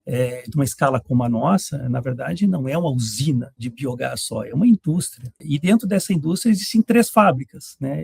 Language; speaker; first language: Portuguese; native; Portuguese